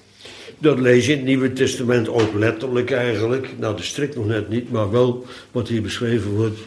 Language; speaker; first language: Dutch; native; Dutch